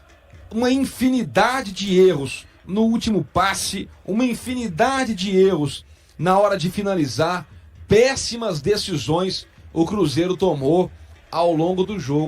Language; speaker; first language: Portuguese; native; Portuguese